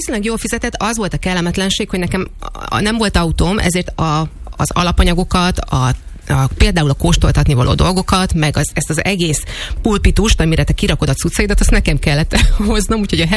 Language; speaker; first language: Hungarian; native; Hungarian